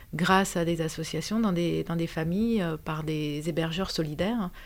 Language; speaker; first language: French; non-native, fluent; Romanian